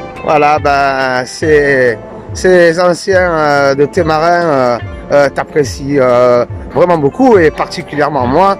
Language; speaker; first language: French; native; French